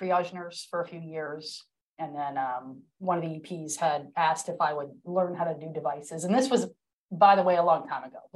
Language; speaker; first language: English; native; English